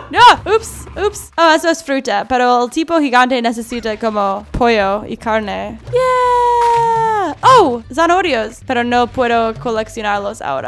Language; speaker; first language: Spanish; non-native, learner; English